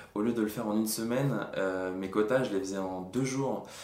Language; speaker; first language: French; native; French